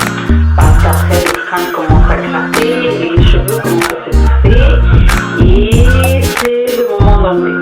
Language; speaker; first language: French; native; French